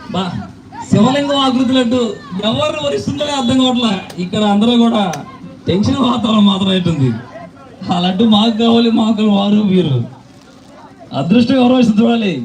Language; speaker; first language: Telugu; native; Telugu